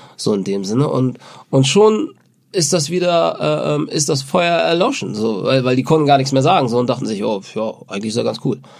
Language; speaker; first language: German; native; German